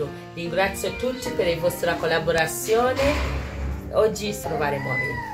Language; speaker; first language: Italian; non-native, learner; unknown